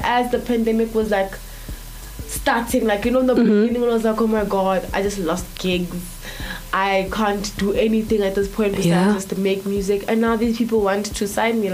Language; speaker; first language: English; non-native, local second language; Zulu